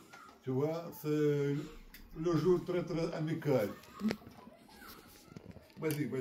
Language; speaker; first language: French; non-native, learner; Russian